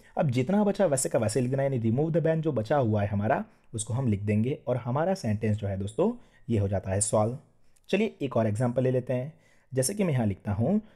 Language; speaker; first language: Hindi; non-native, local second language; Gujarati